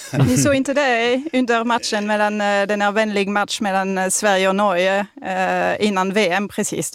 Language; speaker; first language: Swedish; non-native, fluent; French